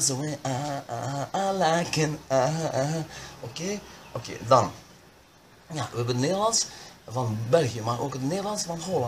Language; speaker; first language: Dutch; non-native, local second language; French